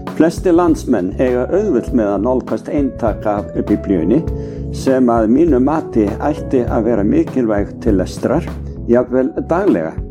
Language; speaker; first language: Icelandic; native; Icelandic